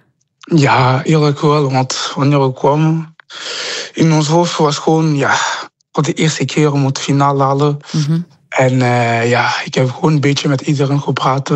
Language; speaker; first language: Dutch; non-native, local second language; French